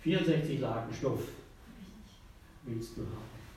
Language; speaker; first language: German; native; German